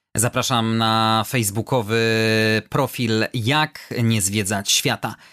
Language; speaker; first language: Polish; native; Polish